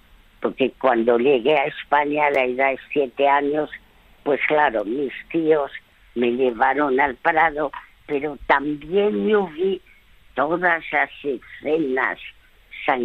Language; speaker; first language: Spanish; early bilingual, other home language; French